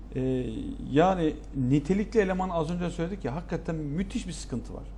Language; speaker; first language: Turkish; native; Turkish